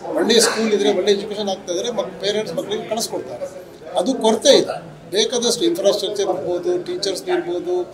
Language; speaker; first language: Kannada; non-native, local second language; Urdu